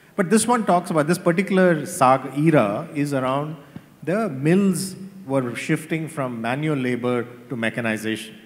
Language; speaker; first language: English; non-native, local second language; Tamil